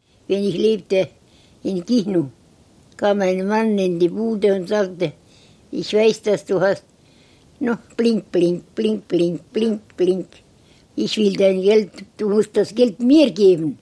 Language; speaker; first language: German; non-native, learner; Estonian